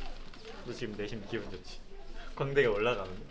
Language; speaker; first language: Korean; native; Korean